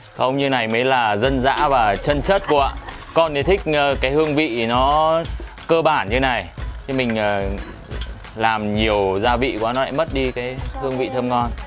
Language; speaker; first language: Vietnamese; native; Vietnamese